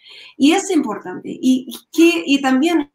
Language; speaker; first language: Spanish; non-native, learner; English